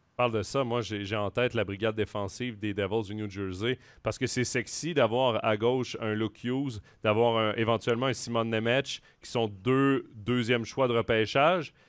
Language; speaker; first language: French; native; French